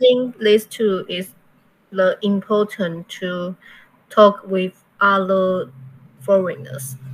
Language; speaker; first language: English; non-native, learner; Chinese